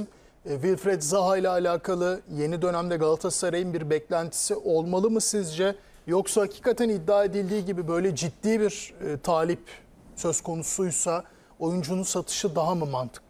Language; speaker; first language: Turkish; native; Turkish